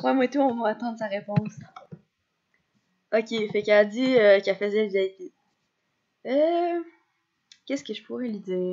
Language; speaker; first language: French; native; French